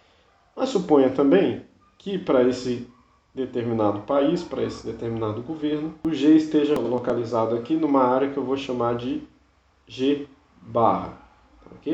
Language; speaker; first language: Portuguese; native; Portuguese